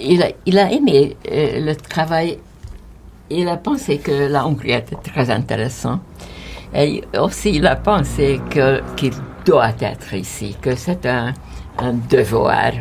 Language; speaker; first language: French; non-native, fluent; Hungarian